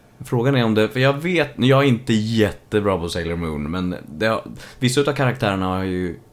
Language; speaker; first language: Swedish; native; Swedish